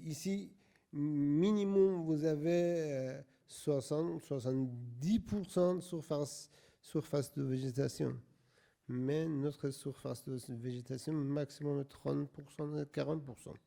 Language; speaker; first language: French; non-native, learner; Persian